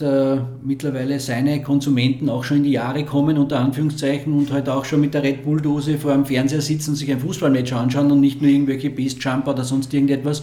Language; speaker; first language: German; native; German